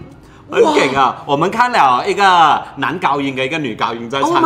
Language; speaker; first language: Chinese; native; Chinese